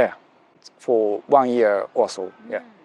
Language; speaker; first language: English; non-native, fluent; Japanese